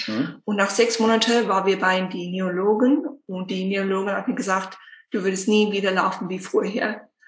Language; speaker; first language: German; non-native, fluent; Afrikaans